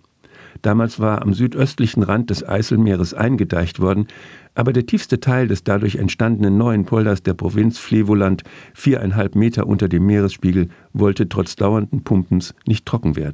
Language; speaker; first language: German; native; German